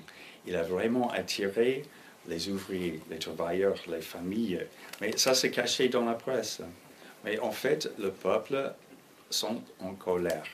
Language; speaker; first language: French; non-native, fluent; English